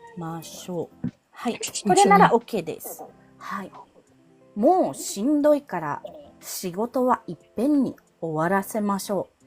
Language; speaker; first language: Japanese; non-native, fluent; Filipino